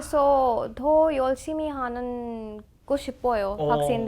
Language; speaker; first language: Korean; non-native, learner; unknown